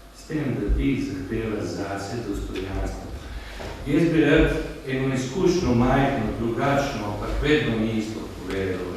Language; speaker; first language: Slovenian; native; Slovenian